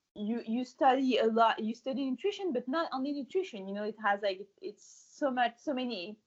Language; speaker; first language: English; non-native, fluent; French